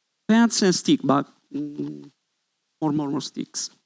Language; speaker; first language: English; non-native, learner; Italian